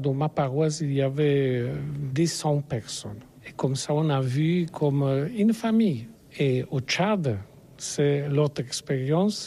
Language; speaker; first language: French; non-native, learner; Polish